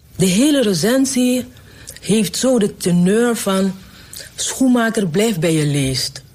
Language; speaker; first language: Dutch; native; Dutch